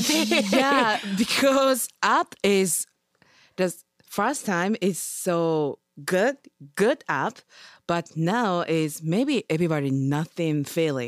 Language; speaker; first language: English; non-native, learner; Japanese